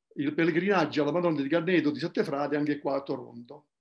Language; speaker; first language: Italian; native; Italian